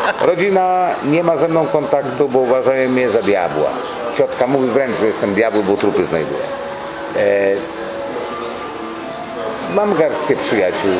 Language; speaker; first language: Polish; native; Polish